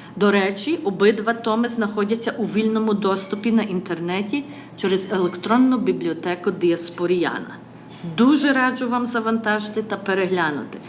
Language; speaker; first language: Ukrainian; early bilingual, other home language; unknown